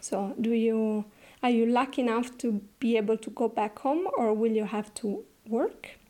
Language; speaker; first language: English; non-native, fluent; Italian